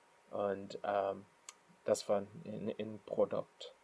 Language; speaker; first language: German; non-native, learner; English